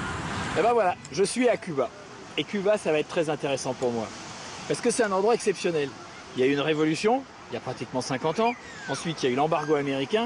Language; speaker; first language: French; native; French